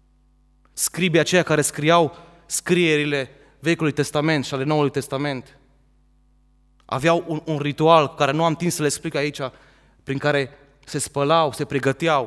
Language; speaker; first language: Romanian; native; Romanian